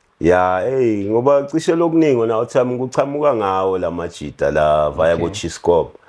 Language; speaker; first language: Zulu; non-native, local second language; Swati